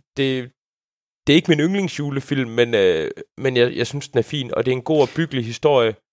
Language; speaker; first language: Danish; native; Danish